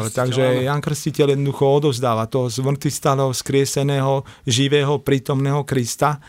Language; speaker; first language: Slovak; native; Slovak